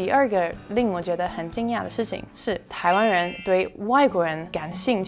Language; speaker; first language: Chinese; non-native, fluent; English